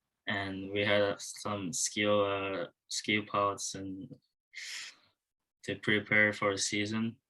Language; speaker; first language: English; non-native, learner; Japanese